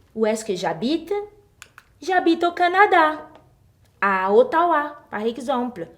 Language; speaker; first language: French; non-native, fluent; Portuguese